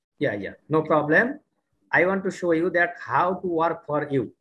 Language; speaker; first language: English; non-native, learner; Bangla